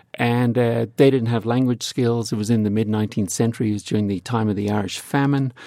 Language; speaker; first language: English; native; English